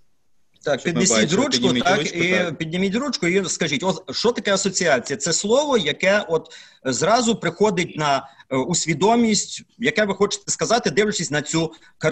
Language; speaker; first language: Ukrainian; native; Ukrainian